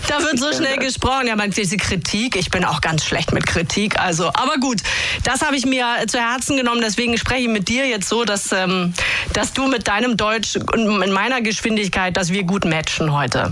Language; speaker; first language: German; native; German